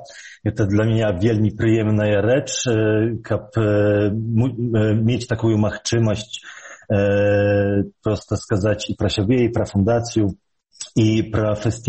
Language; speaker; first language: Belarusian; early bilingual, heritage; Polish